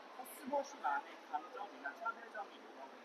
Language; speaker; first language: Korean; non-native, fluent; Thai